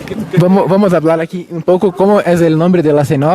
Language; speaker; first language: Spanish; non-native, learner; Portuguese